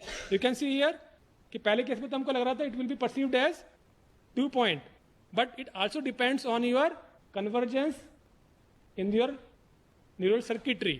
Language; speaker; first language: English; non-native, local second language; Hindi